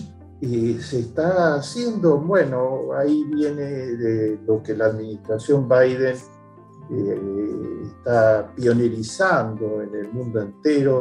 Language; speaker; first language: Spanish; native; Spanish